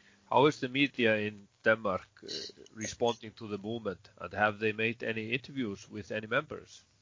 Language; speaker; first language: English; non-native, fluent; Icelandic